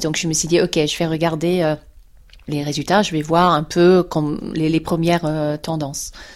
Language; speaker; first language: French; non-native, fluent; English